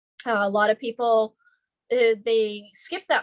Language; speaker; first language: English; native; English